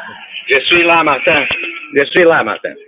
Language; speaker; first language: French; non-native, fluent; Portuguese